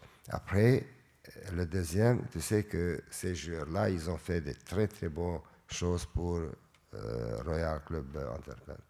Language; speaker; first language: French; non-native, fluent; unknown